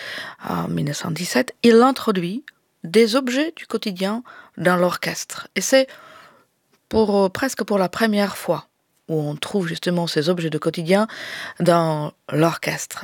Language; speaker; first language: French; native; French